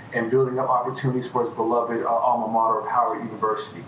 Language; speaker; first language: English; native; English